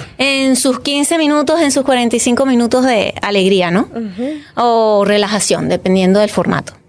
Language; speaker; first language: Spanish; native; Spanish